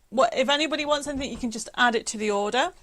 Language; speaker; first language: English; native; English